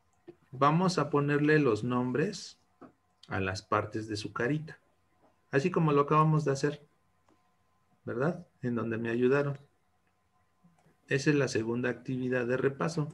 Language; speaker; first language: Spanish; native; Spanish